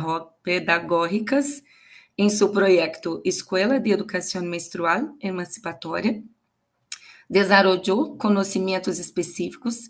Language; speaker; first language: Spanish; non-native, learner; Portuguese